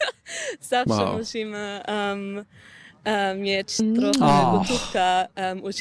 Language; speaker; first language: Polish; non-native, learner; German